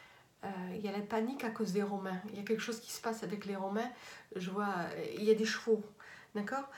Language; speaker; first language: French; native; French